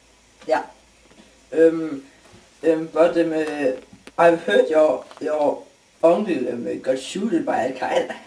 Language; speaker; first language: English; non-native, learner; Danish